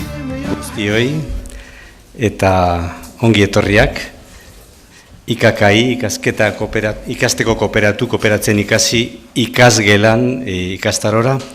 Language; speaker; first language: Basque; native; Basque